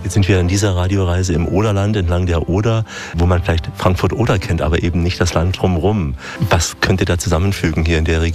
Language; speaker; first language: German; native; German